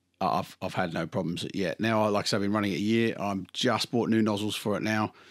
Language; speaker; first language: English; native; English